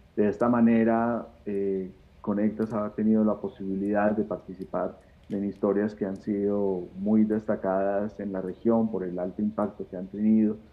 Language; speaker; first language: Spanish; native; Spanish